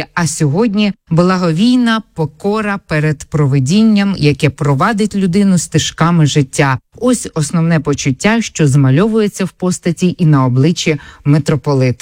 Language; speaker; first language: Ukrainian; native; Ukrainian